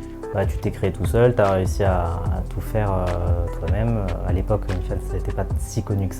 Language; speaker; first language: French; native; French